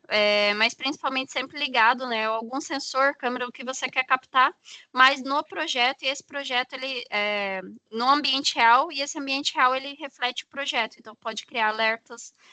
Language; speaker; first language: Portuguese; native; Portuguese